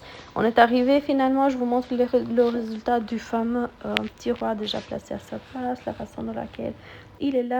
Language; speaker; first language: French; non-native, fluent; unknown